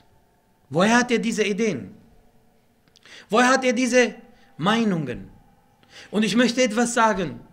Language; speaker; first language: German; non-native, fluent; Arabic